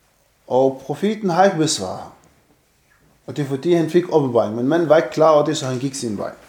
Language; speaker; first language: Danish; non-native, fluent; Arabic